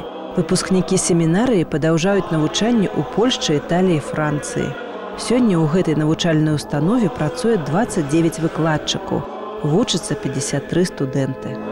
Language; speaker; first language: Belarusian; native; Belarusian